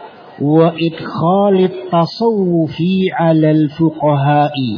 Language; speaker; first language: Arabic; non-native, fluent; Indonesian